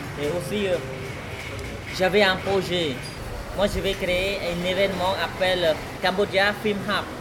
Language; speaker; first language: French; non-native, fluent; Khmer